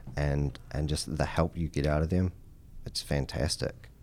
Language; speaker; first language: English; native; English